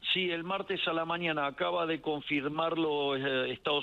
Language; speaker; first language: Spanish; native; Spanish